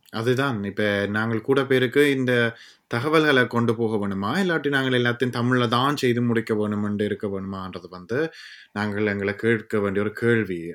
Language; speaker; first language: Tamil; early bilingual, heritage; Tamil